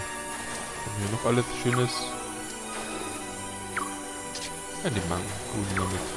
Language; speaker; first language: German; native; German